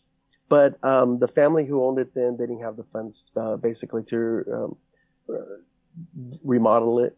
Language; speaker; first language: English; native; English